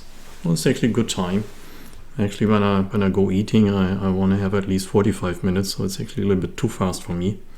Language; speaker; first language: English; non-native, fluent; German